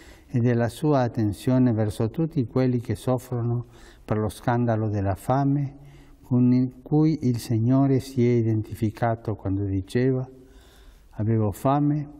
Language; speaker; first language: Italian; non-native, fluent; Spanish